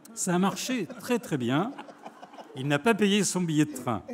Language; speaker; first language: French; native; French